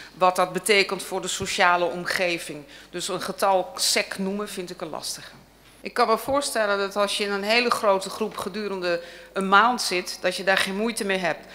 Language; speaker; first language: Dutch; native; Dutch